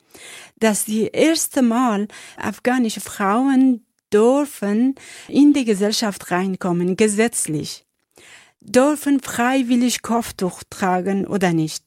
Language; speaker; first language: German; non-native, learner; Persian